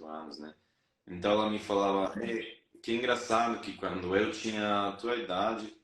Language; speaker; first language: Portuguese; non-native, fluent; Spanish